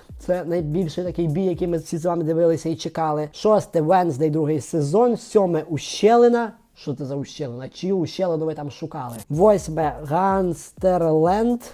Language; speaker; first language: Ukrainian; native; Ukrainian